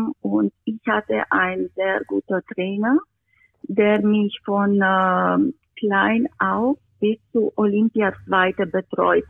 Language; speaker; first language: German; non-native, fluent; Romanian